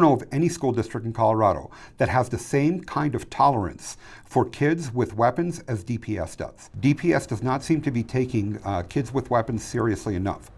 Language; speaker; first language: English; native; English